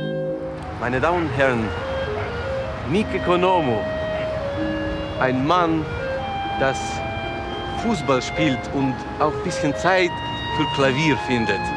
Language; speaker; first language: German; non-native, learner; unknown